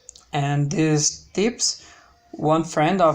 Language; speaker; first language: English; non-native, learner; Portuguese